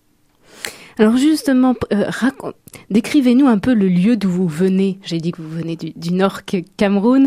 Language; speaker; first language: French; native; French